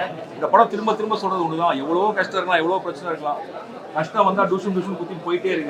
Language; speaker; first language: Tamil; native; Tamil